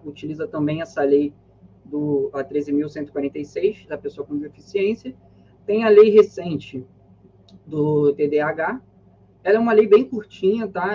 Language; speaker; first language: Portuguese; native; Portuguese